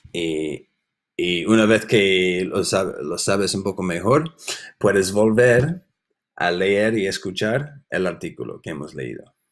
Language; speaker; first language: Spanish; non-native, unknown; English